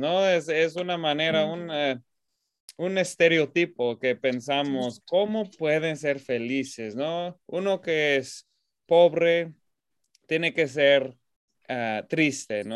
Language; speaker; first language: Spanish; non-native, fluent; English